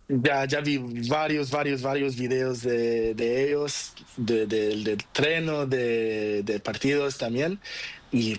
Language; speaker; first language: Spanish; non-native, learner; Portuguese